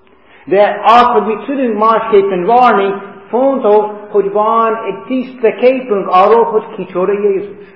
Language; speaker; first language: Hungarian; non-native, fluent; English